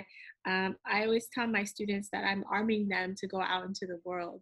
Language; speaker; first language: English; early bilingual, other home language; Haitian Creole